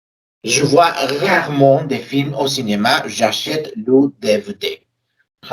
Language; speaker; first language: French; non-native, fluent; Spanish